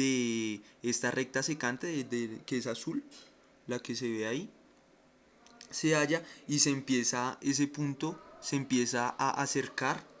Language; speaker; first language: Spanish; native; Spanish